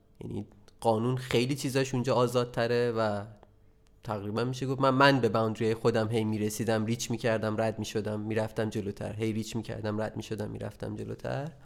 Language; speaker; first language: Persian; native; Persian